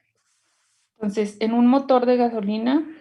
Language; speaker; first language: Spanish; native; Spanish